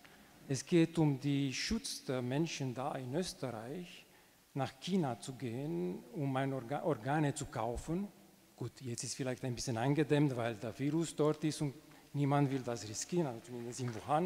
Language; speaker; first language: German; non-native, fluent; Romanian